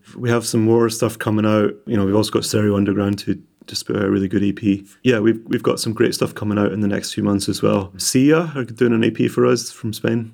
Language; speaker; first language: English; native; English